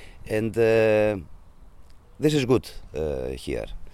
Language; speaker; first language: English; non-native, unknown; Greek